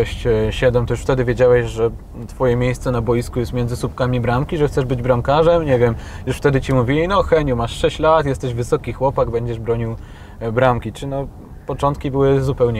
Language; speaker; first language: Polish; native; Polish